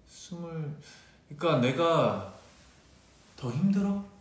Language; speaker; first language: Korean; early bilingual, heritage; Korean